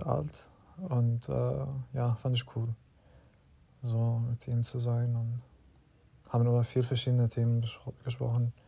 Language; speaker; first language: German; non-native, fluent; Arabic